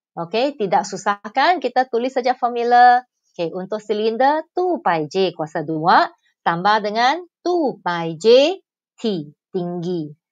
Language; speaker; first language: Malay; non-native, local second language; Chinese